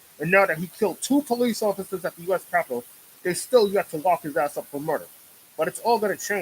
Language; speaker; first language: English; native; English